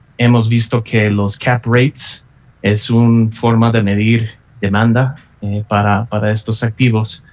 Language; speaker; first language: Spanish; non-native, fluent; English